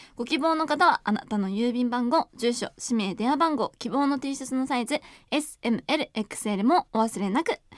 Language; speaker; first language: Japanese; native; Japanese